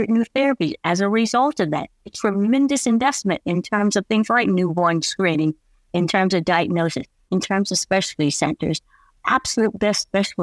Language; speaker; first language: English; native; English